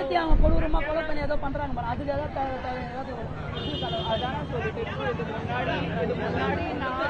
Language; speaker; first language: Tamil; non-native, fluent; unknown